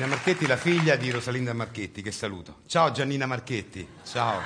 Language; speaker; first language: Italian; native; Italian